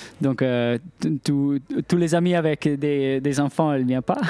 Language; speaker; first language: French; non-native, local second language; Italian